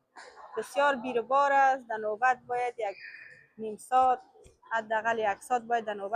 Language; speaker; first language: Persian; native; Persian